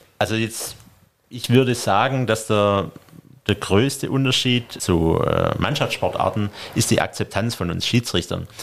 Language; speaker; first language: German; native; German